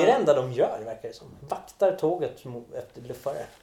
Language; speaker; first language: Swedish; native; Swedish